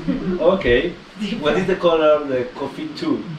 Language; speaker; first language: English; non-native, learner; Spanish